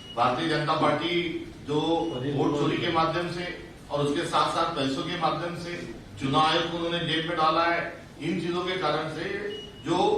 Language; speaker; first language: Hindi; non-native, local second language; Marathi